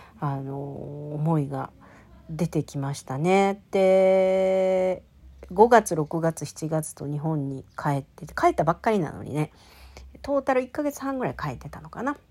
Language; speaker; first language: Japanese; native; Japanese